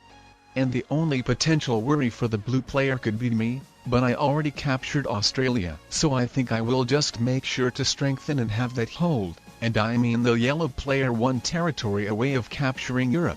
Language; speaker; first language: English; non-native, fluent; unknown